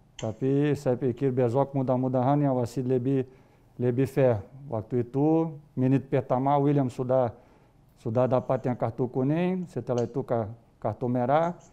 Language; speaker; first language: Indonesian; non-native, fluent; Portuguese